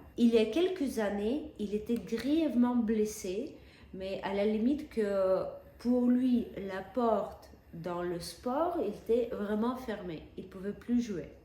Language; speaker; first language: French; non-native, fluent; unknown